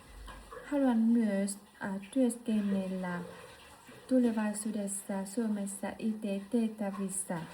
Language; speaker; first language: Finnish; non-native, learner; Vietnamese